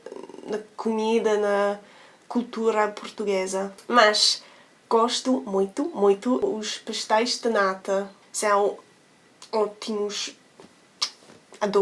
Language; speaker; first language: Portuguese; non-native, learner; English